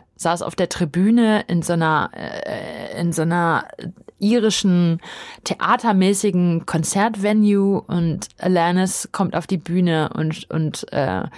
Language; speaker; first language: German; native; German